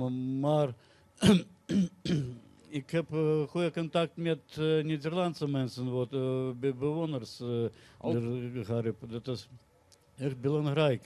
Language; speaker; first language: Dutch; non-native, learner; Russian